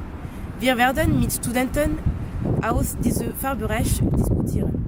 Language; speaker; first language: German; non-native, learner; French